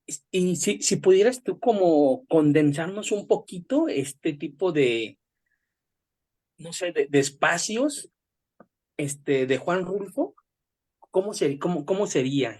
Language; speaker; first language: Spanish; native; Spanish